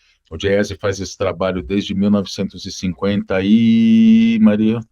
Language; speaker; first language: Portuguese; native; Portuguese